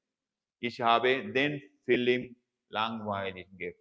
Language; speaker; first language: German; non-native, fluent; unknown